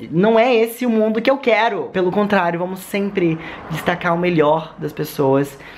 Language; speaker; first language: Portuguese; native; Portuguese